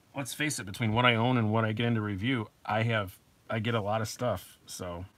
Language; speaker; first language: English; native; English